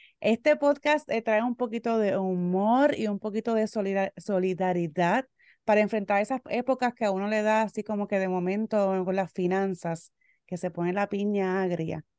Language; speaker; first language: Spanish; native; Spanish